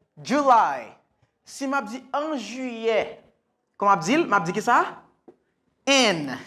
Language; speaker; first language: French; non-native, local second language; Haitian Creole